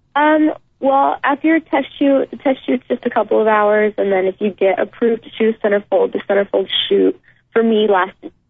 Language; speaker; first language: English; native; English